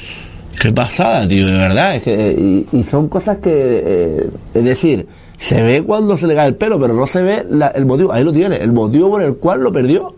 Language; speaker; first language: Spanish; native; Spanish